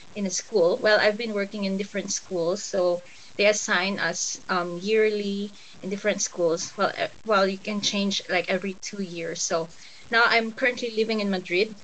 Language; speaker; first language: English; non-native, local second language; Cebuano